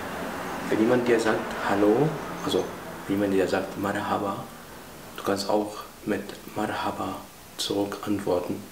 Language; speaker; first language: German; non-native, fluent; Arabic